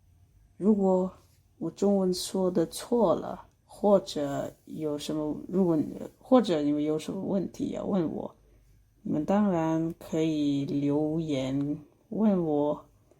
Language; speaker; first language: Chinese; non-native, fluent; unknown